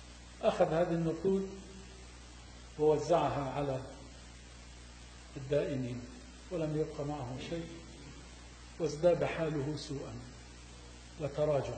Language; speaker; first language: Arabic; native; Arabic